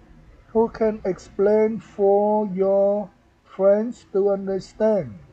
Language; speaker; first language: English; non-native, fluent; Vietnamese